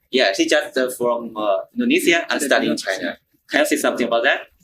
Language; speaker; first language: English; non-native, learner; Chinese